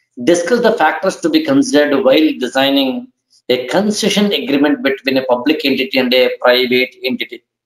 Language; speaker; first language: English; non-native, local second language; Telugu